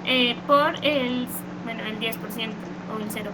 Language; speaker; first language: Spanish; native; Spanish